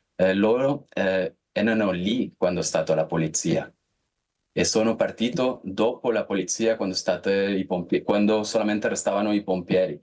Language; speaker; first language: Italian; non-native, fluent; Spanish